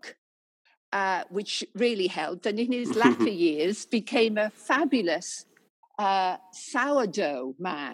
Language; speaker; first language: English; native; English